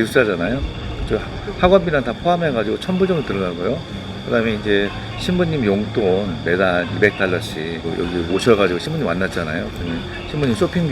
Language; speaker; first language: Korean; native; Korean